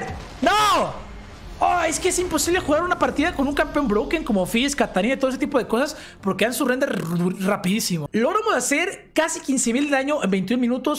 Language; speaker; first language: Spanish; native; Spanish